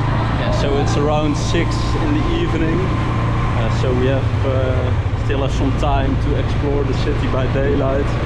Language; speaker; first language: English; non-native, fluent; Dutch